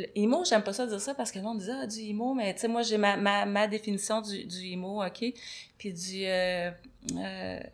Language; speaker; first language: French; native; French